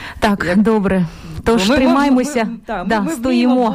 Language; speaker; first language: Ukrainian; native; Ukrainian